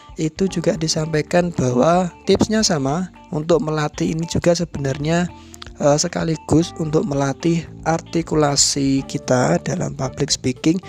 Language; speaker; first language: Indonesian; non-native, local second language; Javanese